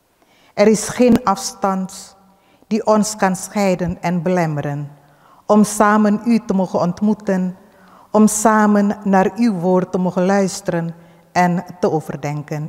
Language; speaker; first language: Dutch; early bilingual, other home language; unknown